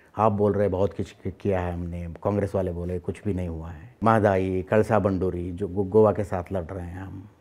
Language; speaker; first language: Hindi; non-native, local second language; Kannada